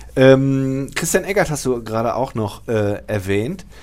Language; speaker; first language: German; native; German